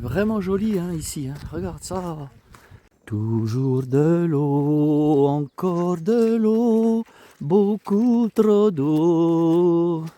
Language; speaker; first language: French; native; French